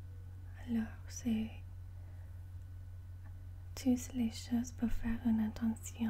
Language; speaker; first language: French; non-native, learner; English